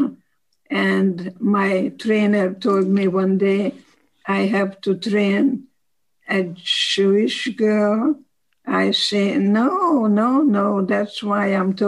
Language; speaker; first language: English; non-native, fluent; Slovak